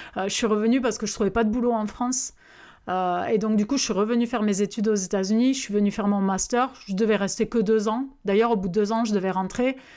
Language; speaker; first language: French; native; French